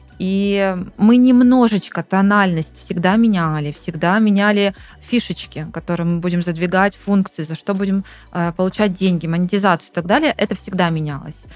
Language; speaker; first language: Russian; native; Russian